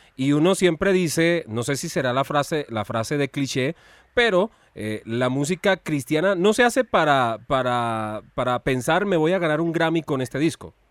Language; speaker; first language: Spanish; native; Spanish